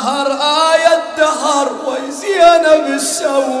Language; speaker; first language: Arabic; native; Arabic